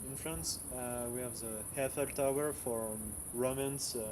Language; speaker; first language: English; non-native, learner; French